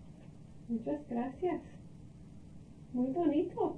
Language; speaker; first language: Spanish; non-native, fluent; English